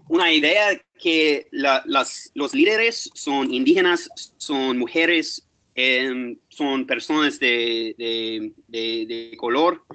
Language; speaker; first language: Spanish; non-native, fluent; English